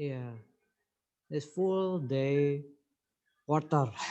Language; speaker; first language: English; non-native, learner; Indonesian